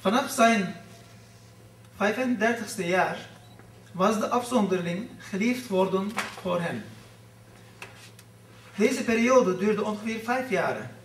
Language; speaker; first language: Dutch; non-native, fluent; Turkish